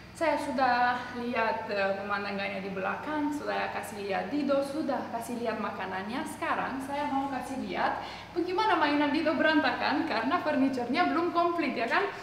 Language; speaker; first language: Indonesian; non-native, fluent; Romanian